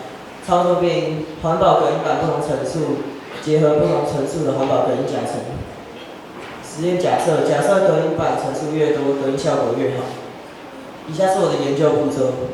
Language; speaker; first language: Chinese; native; Chinese